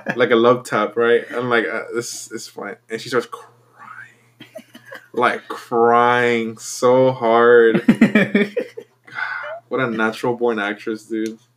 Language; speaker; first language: English; non-native, fluent; Spanish